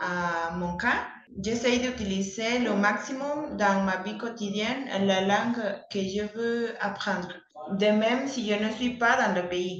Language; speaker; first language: French; non-native, learner; Spanish